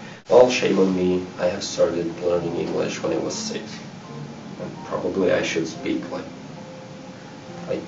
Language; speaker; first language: English; non-native, fluent; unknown